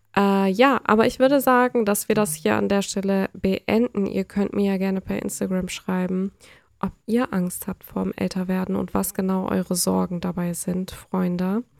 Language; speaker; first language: German; native; German